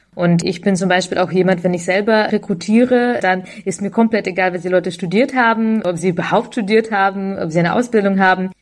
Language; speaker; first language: German; early bilingual, other home language; Ukrainian